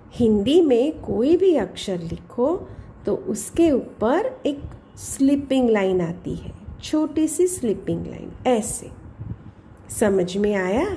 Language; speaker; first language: Hindi; non-native, local second language; Gujarati